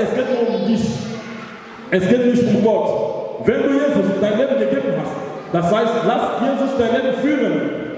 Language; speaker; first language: German; non-native, learner; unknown